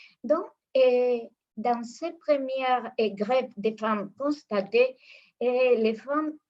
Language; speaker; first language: French; non-native, fluent; Spanish